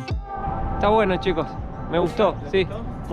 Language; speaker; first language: Spanish; native; Spanish